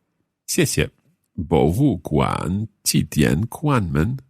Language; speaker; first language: Chinese; non-native, learner; English